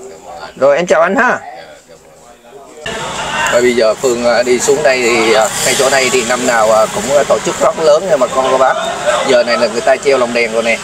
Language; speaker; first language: Vietnamese; native; Vietnamese